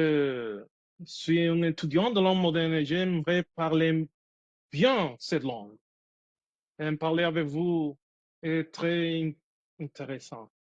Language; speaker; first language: French; non-native, learner; Spanish